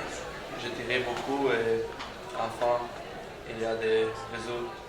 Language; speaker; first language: French; non-native, learner; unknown